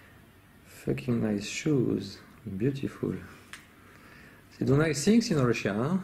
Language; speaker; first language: English; non-native, fluent; French